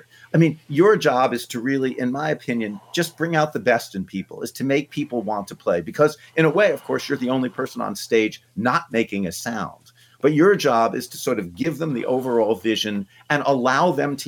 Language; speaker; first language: English; native; English